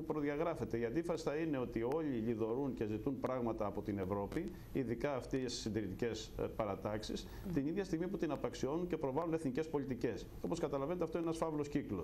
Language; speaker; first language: Greek; native; Greek